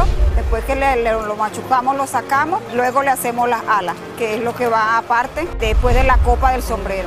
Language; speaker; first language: Spanish; native; Spanish